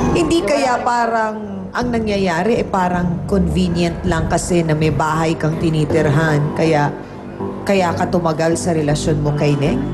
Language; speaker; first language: Filipino; native; Filipino